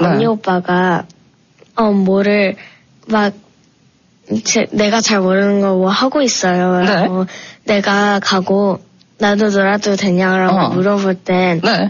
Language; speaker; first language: Korean; early bilingual, heritage; Korean